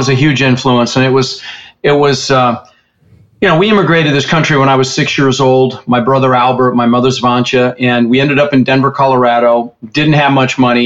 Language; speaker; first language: English; early bilingual, other home language; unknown